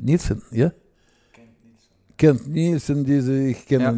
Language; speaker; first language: German; non-native, learner; Russian